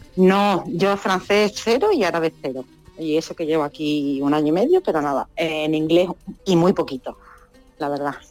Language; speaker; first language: Spanish; native; Spanish